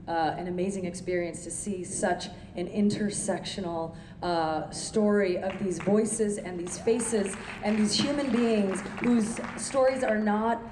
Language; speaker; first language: English; early bilingual, other home language; Urdu